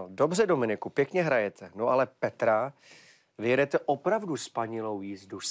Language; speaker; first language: Czech; native; Czech